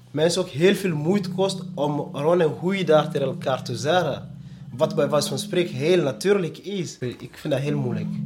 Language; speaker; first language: Dutch; non-native, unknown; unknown